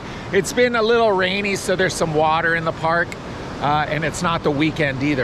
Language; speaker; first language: English; native; English